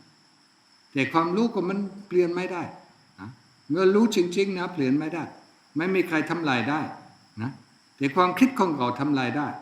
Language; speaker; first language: Thai; non-native, fluent; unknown